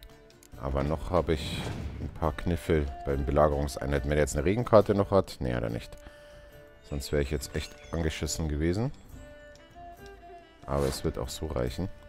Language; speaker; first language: German; native; German